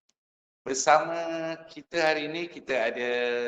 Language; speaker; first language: Malay; native; Malay